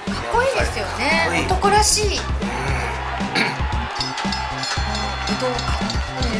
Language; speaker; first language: Japanese; native; Japanese